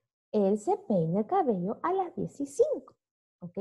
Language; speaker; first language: Spanish; native; Spanish